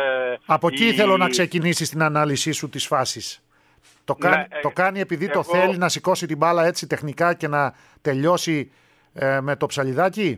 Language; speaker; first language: Greek; native; Greek